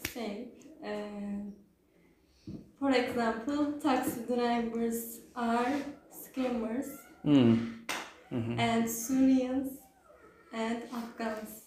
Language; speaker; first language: English; non-native, learner; Turkish